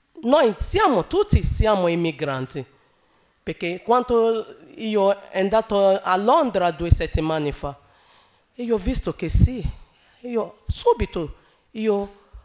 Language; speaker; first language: Italian; non-native, learner; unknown